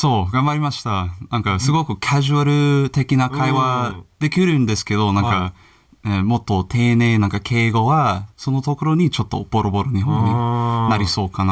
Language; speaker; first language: Japanese; non-native, learner; English